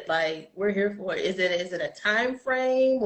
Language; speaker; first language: English; native; English